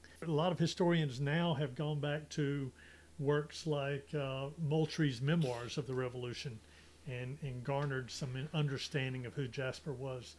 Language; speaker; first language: English; native; English